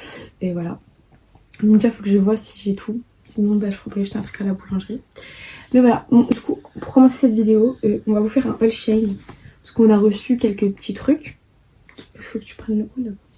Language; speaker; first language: French; native; French